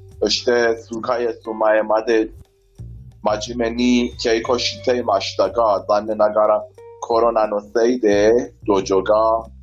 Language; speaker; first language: Japanese; non-native, learner; Persian